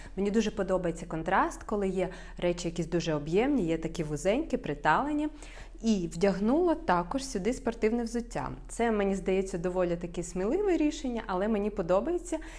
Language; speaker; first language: Ukrainian; non-native, local second language; Russian